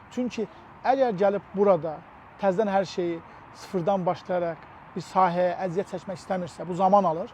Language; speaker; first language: Azerbaijani; native; Azerbaijani